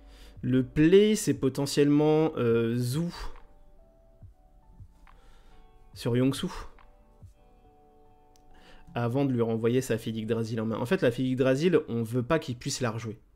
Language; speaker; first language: French; native; French